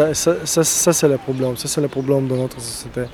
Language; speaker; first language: French; non-native, fluent; Slovenian